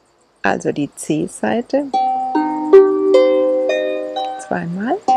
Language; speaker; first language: German; native; German